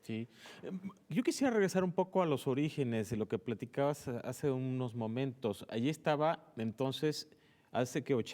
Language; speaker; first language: Spanish; native; Spanish